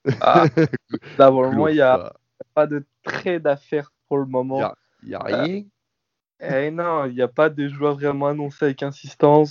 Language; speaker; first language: French; native; French